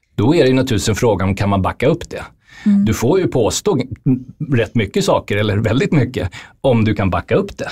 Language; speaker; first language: Swedish; native; Swedish